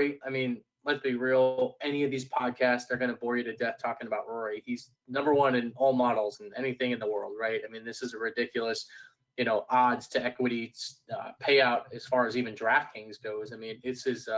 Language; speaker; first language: English; native; English